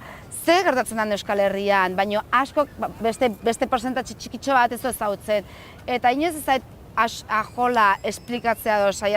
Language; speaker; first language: Basque; non-native, local second language; Spanish